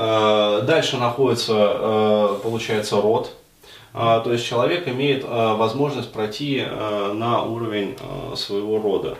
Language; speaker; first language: Russian; native; Russian